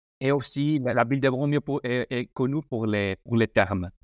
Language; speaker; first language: French; non-native, learner; Spanish